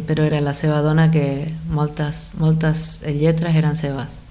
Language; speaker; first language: Catalan; non-native, learner; Spanish